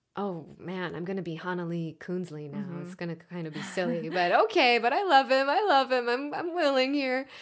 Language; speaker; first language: English; non-native, fluent; Hebrew